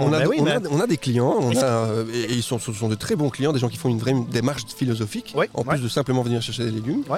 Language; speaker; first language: French; non-native, fluent; Spanish